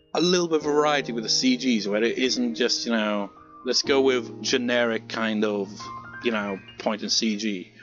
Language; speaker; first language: English; native; English